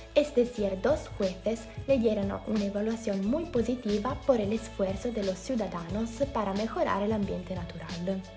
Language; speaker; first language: Spanish; non-native, learner; Italian